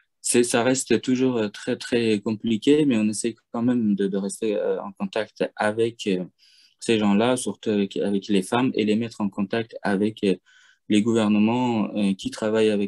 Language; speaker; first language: French; non-native, fluent; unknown